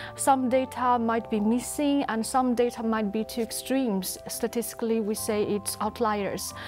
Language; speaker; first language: English; non-native, fluent; Chinese